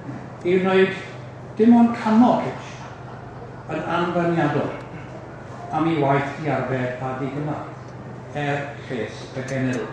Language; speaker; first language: Welsh; native; Welsh